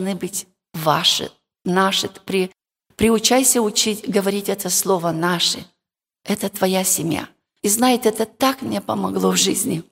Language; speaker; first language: Russian; non-native, local second language; Romanian